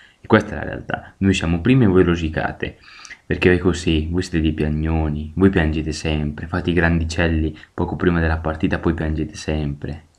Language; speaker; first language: Italian; native; Italian